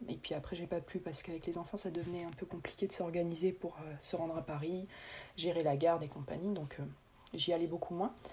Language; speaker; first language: French; native; French